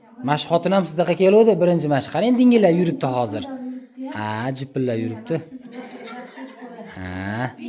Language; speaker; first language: Uzbek; native; Uzbek